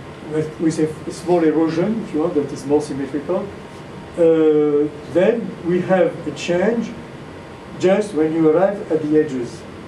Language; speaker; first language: English; non-native, fluent; French